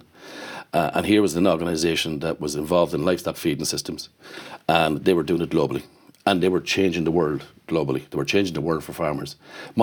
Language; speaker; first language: English; native; English